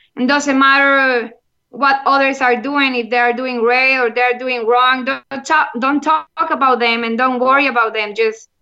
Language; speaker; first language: English; non-native, learner; Spanish